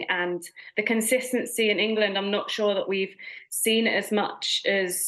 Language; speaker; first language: English; native; English